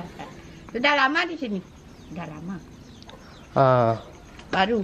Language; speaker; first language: Indonesian; non-native, local second language; Balinese